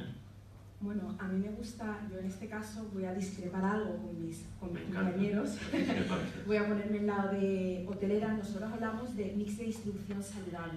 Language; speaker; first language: Spanish; native; Spanish